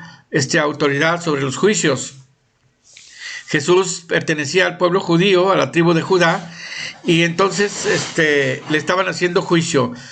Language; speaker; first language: Spanish; native; Spanish